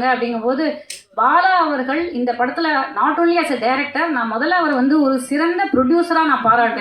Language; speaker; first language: Tamil; native; Tamil